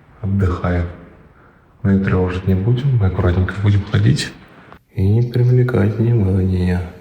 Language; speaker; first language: Russian; native; Russian